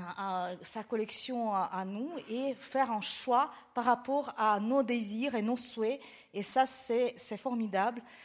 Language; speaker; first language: French; non-native, fluent; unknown